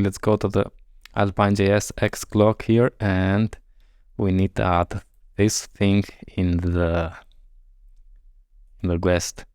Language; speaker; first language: English; non-native, fluent; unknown